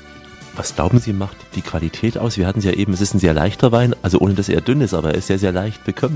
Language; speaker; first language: German; native; German